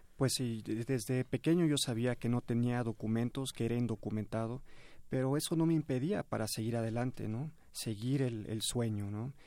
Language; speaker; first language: Spanish; early bilingual, heritage; Spanish